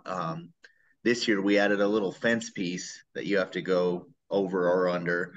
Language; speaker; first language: English; native; English